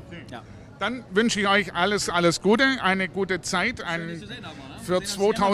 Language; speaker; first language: German; native; German